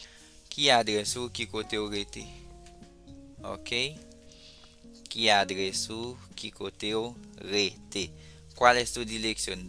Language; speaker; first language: Spanish; non-native, fluent; Haitian Creole